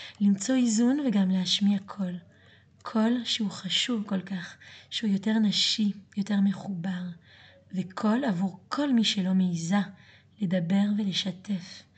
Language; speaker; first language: Hebrew; early bilingual, other home language; French